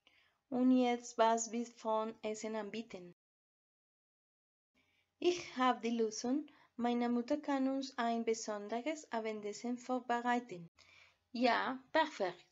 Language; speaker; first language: German; non-native, learner; Spanish